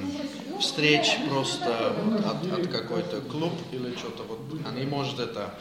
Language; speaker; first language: Russian; non-native, learner; Dutch